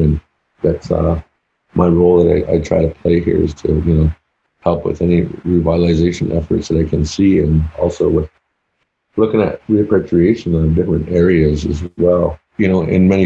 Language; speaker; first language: English; native; English